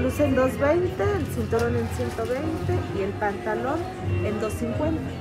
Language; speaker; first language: Spanish; native; Spanish